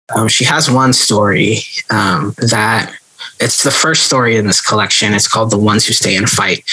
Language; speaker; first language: English; native; English